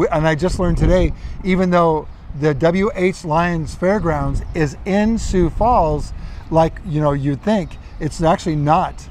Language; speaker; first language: English; native; English